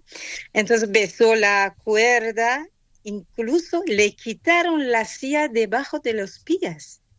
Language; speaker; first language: Spanish; non-native, fluent; Persian